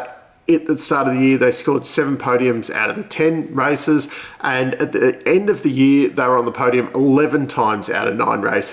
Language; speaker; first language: English; native; English